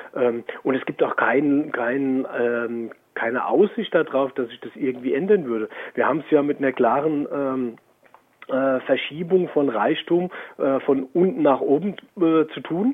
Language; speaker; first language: German; native; German